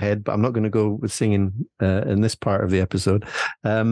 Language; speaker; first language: English; native; English